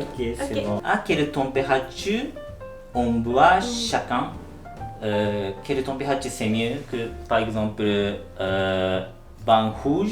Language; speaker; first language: French; non-native, learner; Japanese